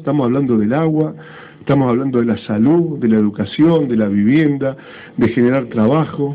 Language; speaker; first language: Spanish; native; Spanish